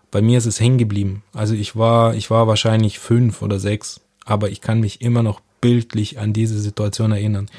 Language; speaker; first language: German; early bilingual, other home language; Russian